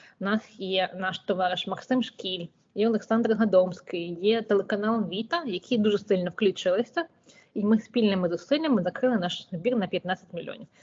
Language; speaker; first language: Ukrainian; native; Ukrainian